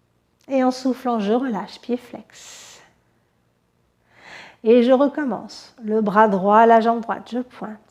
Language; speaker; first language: French; native; French